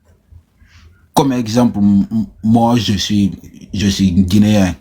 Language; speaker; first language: French; non-native, local second language; Susu